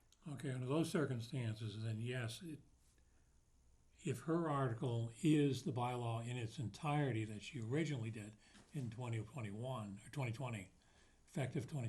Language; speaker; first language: English; native; English